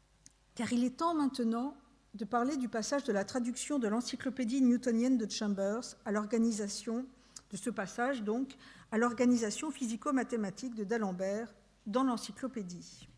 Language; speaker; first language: French; native; French